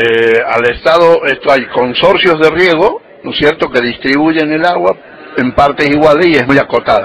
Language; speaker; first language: Spanish; native; Spanish